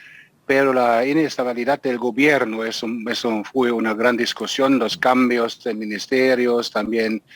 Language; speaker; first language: Spanish; non-native, fluent; German